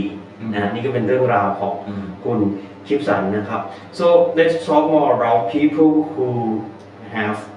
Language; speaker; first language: Thai; native; Thai